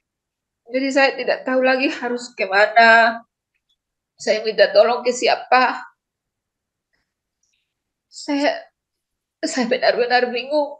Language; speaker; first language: Indonesian; non-native, local second language; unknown